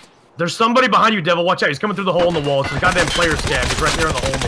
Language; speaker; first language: English; native; English